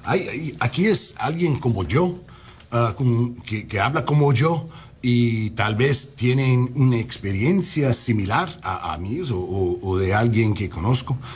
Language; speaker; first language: Spanish; non-native, learner; English